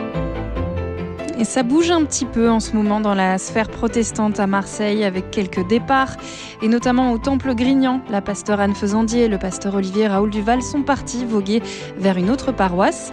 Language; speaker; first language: French; native; French